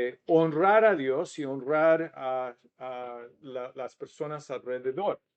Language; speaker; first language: Spanish; non-native, fluent; English